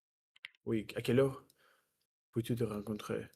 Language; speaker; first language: French; non-native, learner; Russian